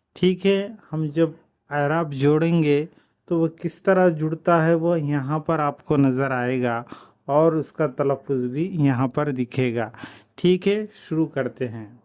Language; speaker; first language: Urdu; native; Urdu